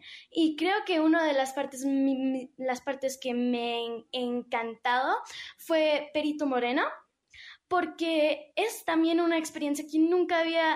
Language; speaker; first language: Spanish; early bilingual, heritage; English